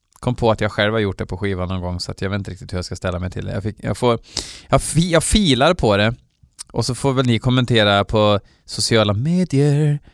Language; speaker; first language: Swedish; native; Swedish